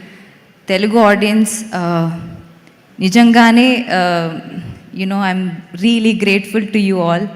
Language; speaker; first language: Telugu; non-native, local second language; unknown